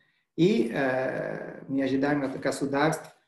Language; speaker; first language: Russian; non-native, fluent; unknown